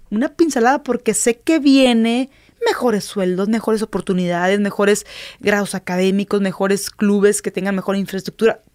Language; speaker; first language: Spanish; native; Spanish